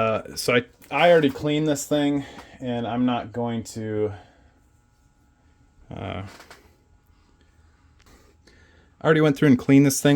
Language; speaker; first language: English; native; English